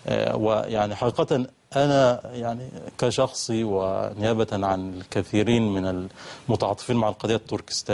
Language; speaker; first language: Arabic; native; Arabic